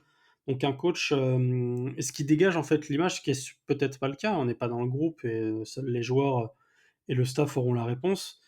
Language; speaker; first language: French; native; French